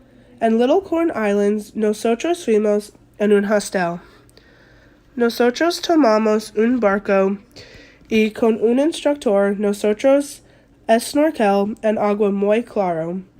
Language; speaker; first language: Spanish; non-native, learner; English